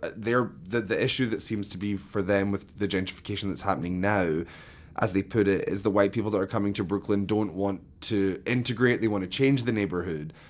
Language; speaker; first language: English; native; English